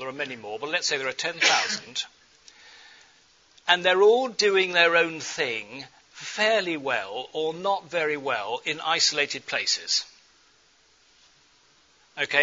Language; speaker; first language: English; native; English